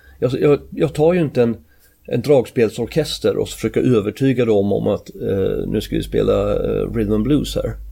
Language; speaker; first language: Swedish; native; Swedish